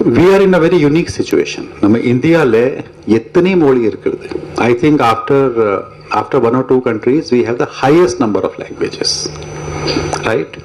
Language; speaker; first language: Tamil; non-native, fluent; Hindi